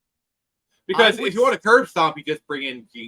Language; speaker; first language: English; native; English